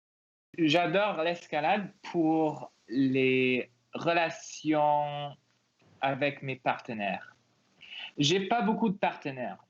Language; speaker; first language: French; non-native, local second language; English